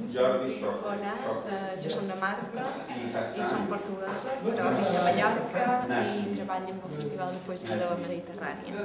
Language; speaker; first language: Catalan; non-native, fluent; Portuguese